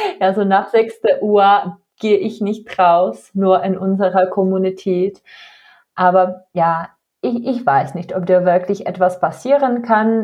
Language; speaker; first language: German; non-native, fluent; Czech